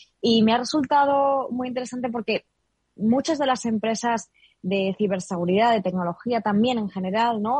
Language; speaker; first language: Spanish; native; Spanish